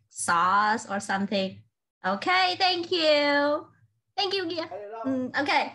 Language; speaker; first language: English; non-native, fluent; Vietnamese